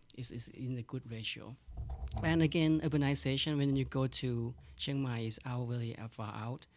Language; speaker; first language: English; non-native, learner; Thai